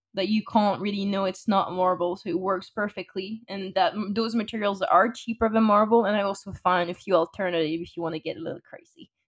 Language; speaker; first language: English; non-native, fluent; French